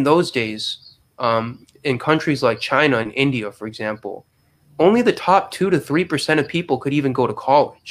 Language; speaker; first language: English; native; English